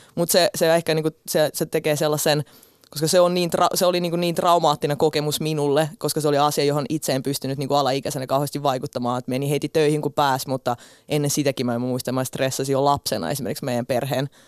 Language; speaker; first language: Finnish; early bilingual, other home language; Russian